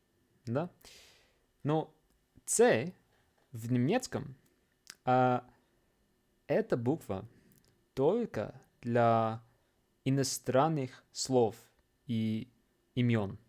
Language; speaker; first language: Russian; non-native, fluent; English